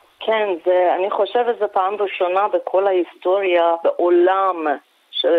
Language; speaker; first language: Hebrew; non-native, fluent; Persian